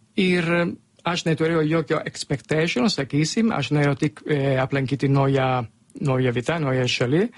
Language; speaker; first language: Lithuanian; non-native, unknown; Italian